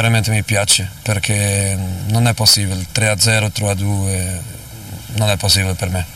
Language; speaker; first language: Italian; non-native, fluent; Portuguese